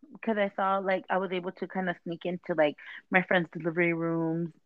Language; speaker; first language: English; early bilingual, other home language; Spanish